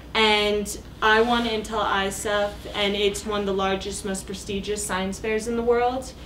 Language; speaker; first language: English; native; English